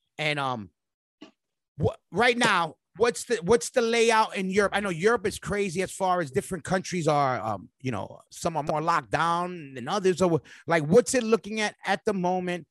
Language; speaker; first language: English; native; English